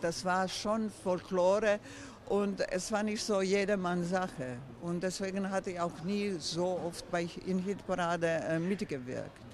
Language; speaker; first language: German; non-native, fluent; Croatian